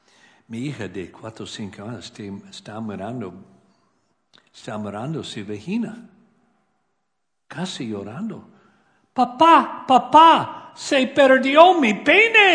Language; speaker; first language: Spanish; non-native, learner; English